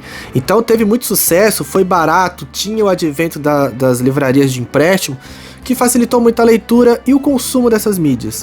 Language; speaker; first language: Portuguese; native; Portuguese